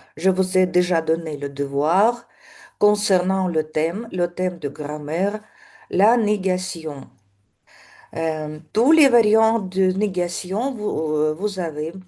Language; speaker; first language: French; non-native, fluent; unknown